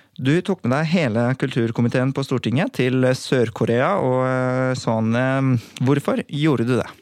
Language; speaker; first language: Norwegian; native; Norwegian